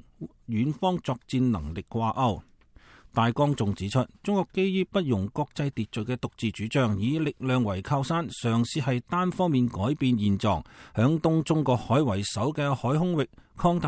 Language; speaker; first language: Chinese; native; Chinese